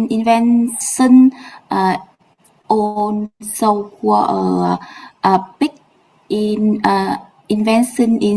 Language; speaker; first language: English; non-native, learner; Vietnamese